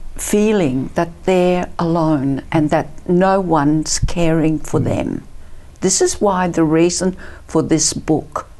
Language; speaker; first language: English; early bilingual, other home language; Italian